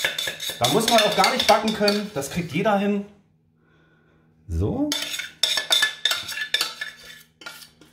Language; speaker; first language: German; native; German